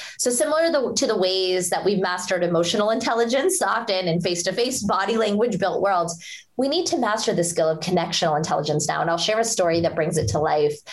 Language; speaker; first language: English; early bilingual, other home language; Hindi